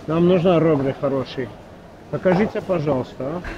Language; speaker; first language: Russian; non-native, fluent; Armenian